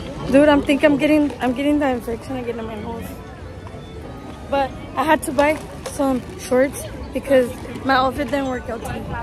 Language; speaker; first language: English; early bilingual, other home language; Spanish